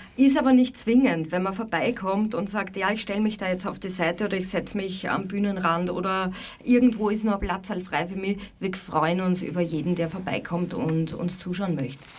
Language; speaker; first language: German; native; German